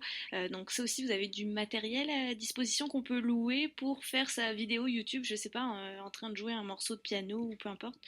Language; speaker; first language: French; native; French